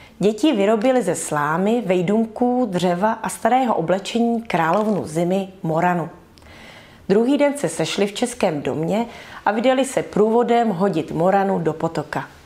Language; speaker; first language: Czech; early bilingual, heritage; Czech